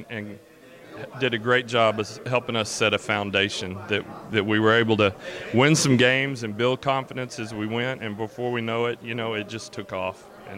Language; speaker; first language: English; native; English